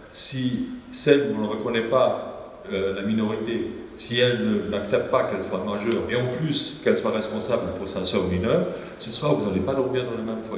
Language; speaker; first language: French; native; French